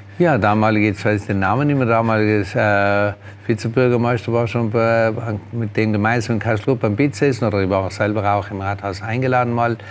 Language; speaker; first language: German; native; German